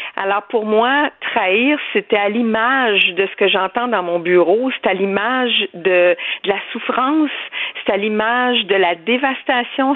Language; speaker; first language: French; native; French